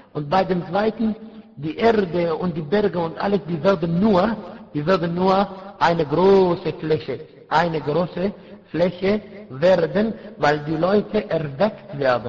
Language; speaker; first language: German; non-native, fluent; Arabic